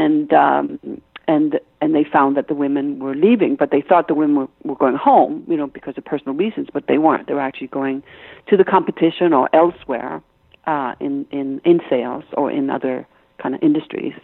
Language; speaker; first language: English; non-native, fluent; Danish